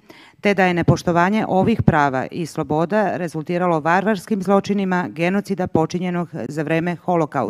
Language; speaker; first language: Croatian; native; Croatian